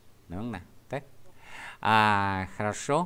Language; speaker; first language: Russian; non-native, fluent; Vietnamese